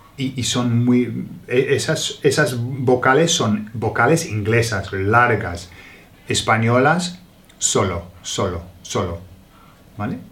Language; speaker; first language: Spanish; non-native, fluent; English